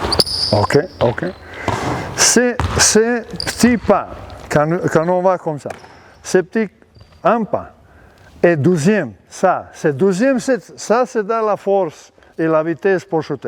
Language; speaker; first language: French; non-native, learner; Serbian